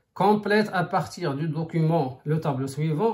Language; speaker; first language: French; non-native, local second language; Arabic